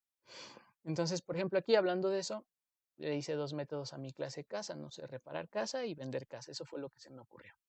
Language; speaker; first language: Spanish; native; Spanish